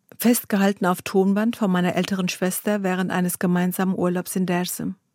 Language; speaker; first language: German; early bilingual, other home language; Kurdish